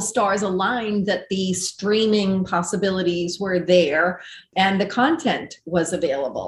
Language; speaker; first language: English; native; English